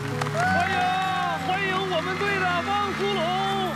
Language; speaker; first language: Chinese; native; Chinese